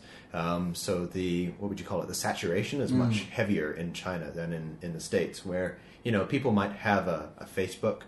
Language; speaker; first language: English; native; English